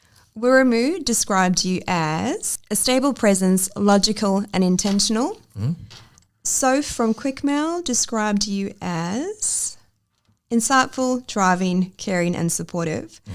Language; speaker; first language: English; native; English